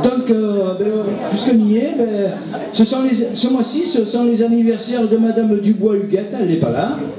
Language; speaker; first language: French; native; French